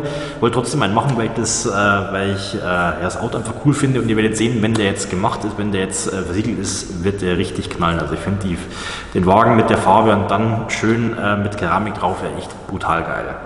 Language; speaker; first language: German; native; German